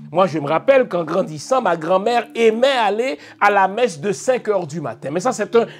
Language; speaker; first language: French; non-native, local second language; Haitian Creole